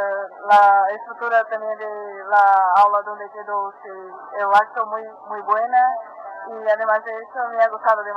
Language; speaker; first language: Spanish; non-native, learner; Portuguese